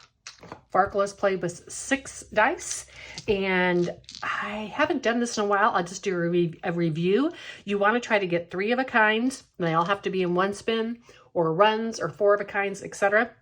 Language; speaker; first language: English; native; English